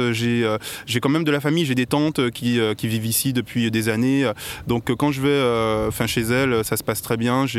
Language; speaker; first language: French; native; French